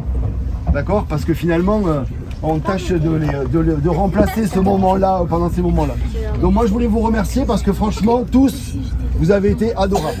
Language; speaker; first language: French; native; French